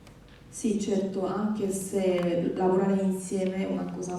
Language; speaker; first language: Italian; non-native, fluent; Korean